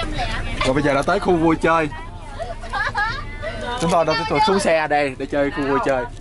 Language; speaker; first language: Vietnamese; native; Vietnamese